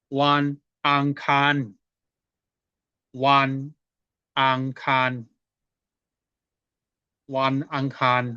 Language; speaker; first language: Thai; non-native, fluent; Burmese